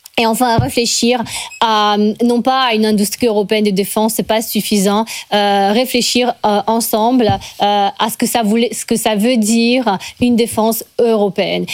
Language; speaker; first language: French; non-native, fluent; Romanian